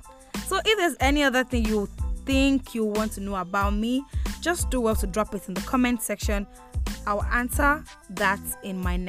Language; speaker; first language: English; non-native, local second language; Igbo